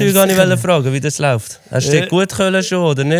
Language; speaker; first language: German; native; German